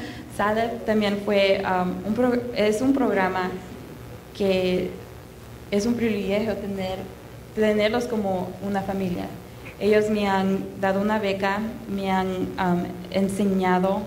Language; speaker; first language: Spanish; early bilingual, heritage; Spanish